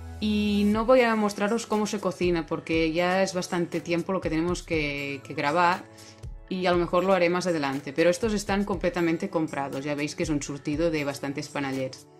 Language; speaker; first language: Spanish; non-native, local second language; Catalan